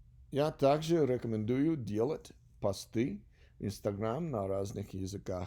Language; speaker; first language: Russian; non-native, learner; English